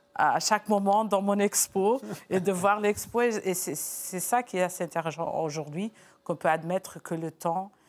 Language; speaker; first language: French; non-native, fluent; Portuguese